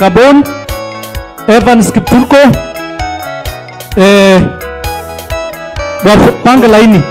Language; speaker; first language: Swahili; non-native, local second language; Kalenjin